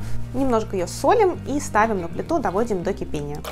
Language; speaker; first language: Russian; native; Russian